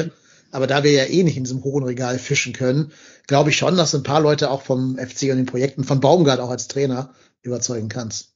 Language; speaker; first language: German; native; German